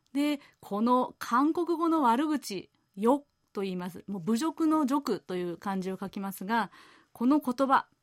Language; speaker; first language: Japanese; native; Japanese